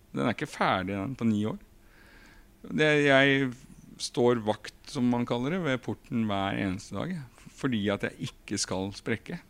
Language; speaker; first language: Norwegian; native; Norwegian